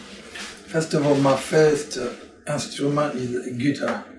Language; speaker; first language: English; non-native, learner; French